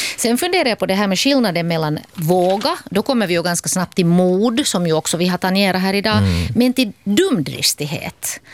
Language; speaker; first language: Swedish; native; Swedish